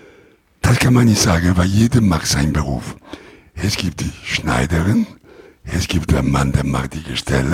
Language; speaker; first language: German; non-native, learner; Italian